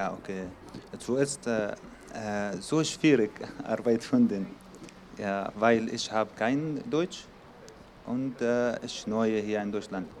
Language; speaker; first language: German; non-native, learner; Arabic